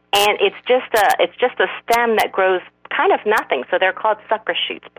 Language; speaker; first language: English; non-native, fluent; Korean